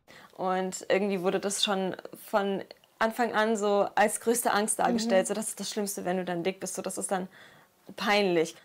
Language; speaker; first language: German; early bilingual, other home language; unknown